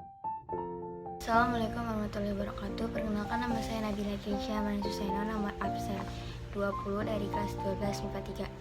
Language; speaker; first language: Indonesian; native; Indonesian